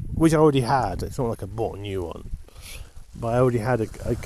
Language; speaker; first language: English; native; English